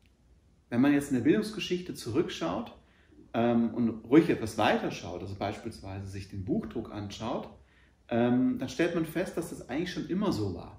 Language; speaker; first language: German; native; German